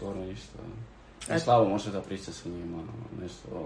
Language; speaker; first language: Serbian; early bilingual, heritage; Spanish